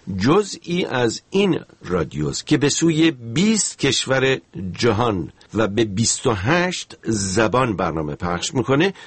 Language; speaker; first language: Persian; native; Persian